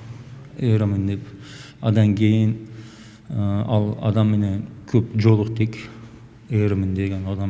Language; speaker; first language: Kyrgyz; non-native, local second language; Uzbek